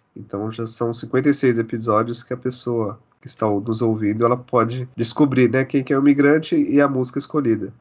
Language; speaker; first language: Portuguese; native; Portuguese